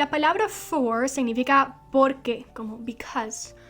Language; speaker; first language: Spanish; non-native, fluent; English